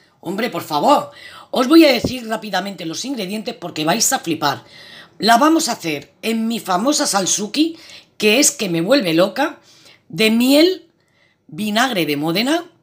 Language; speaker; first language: Spanish; native; Spanish